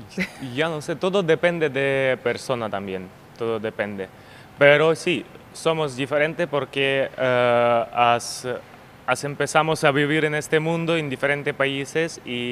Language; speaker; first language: Spanish; non-native, learner; Ukrainian